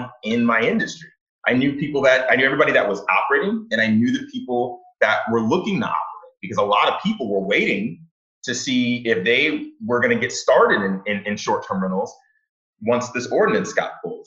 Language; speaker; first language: English; native; English